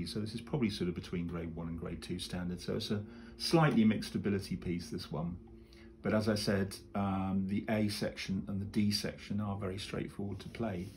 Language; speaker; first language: English; native; English